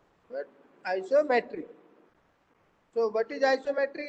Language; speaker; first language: English; non-native, local second language; Hindi